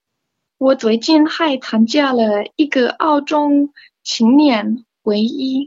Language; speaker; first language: Chinese; non-native, learner; English